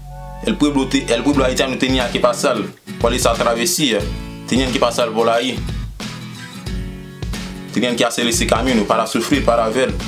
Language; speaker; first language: Spanish; non-native, fluent; Haitian Creole